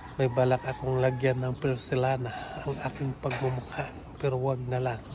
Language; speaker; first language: Filipino; non-native, local second language; Cebuano